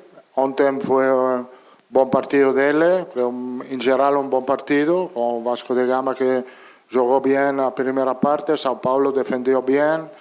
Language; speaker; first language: Portuguese; non-native, learner; Italian